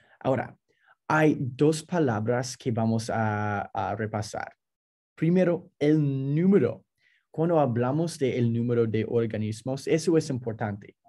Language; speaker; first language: Spanish; non-native, fluent; English